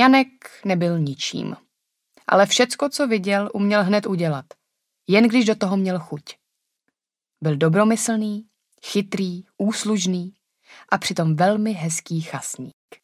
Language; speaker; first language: Czech; native; Czech